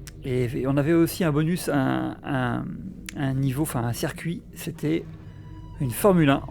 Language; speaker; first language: French; native; French